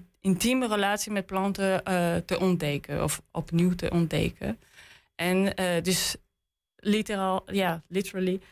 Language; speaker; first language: Dutch; non-native, learner; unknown